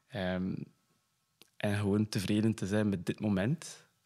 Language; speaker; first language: Dutch; non-native, fluent; French